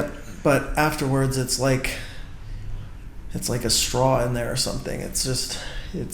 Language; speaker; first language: English; native; English